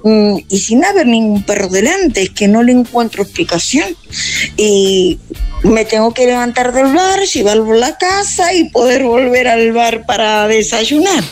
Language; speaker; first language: Spanish; native; Spanish